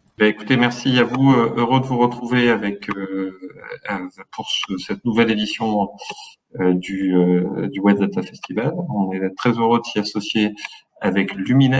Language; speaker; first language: French; native; French